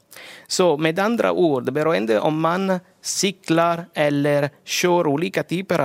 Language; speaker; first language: Swedish; non-native, fluent; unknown